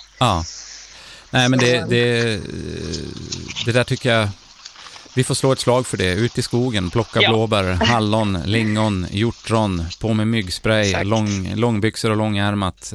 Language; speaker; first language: Swedish; native; Swedish